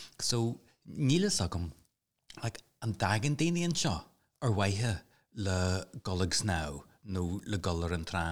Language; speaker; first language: Irish; non-native, local second language; English